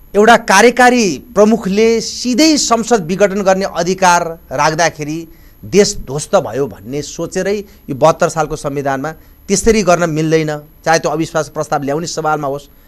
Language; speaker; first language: Nepali; native; Nepali